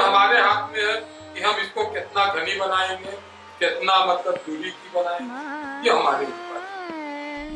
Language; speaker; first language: Hindi; native; Hindi